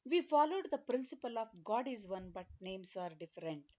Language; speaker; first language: English; non-native, local second language; Kannada